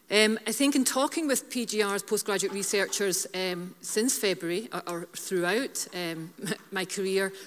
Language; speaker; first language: English; native; English